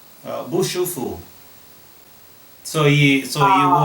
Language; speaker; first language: Chinese; non-native, learner; English